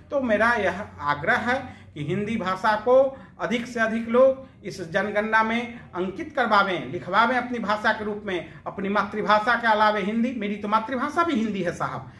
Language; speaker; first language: Hindi; native; Hindi